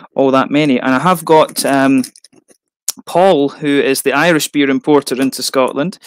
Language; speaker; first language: English; native; English